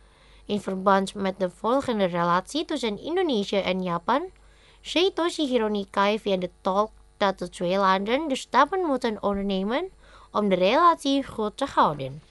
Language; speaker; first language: Dutch; non-native, fluent; Indonesian